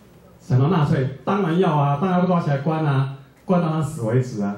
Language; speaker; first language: Chinese; native; Chinese